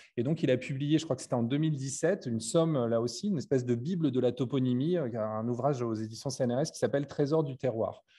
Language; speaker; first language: French; native; French